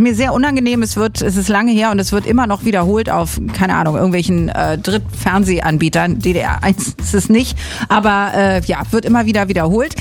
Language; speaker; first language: German; native; German